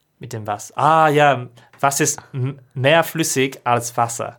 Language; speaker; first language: German; non-native, learner; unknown